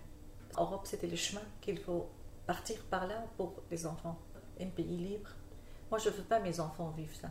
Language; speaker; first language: French; non-native, learner; Arabic